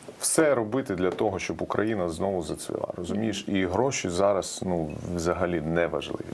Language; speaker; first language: Ukrainian; non-native, local second language; Russian